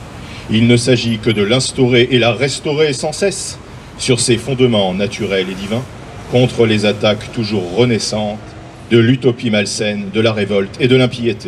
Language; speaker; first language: French; native; French